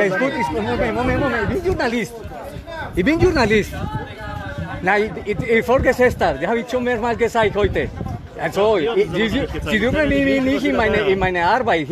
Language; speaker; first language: German; non-native, fluent; Spanish